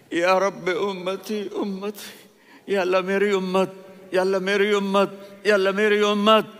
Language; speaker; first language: Urdu; non-native, local second language; Punjabi